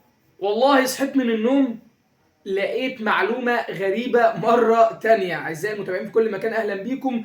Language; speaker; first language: Arabic; native; Arabic